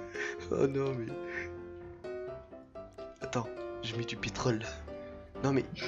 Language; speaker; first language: French; native; French